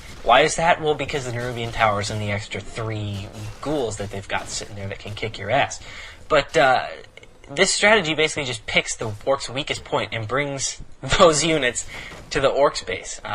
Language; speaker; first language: English; native; English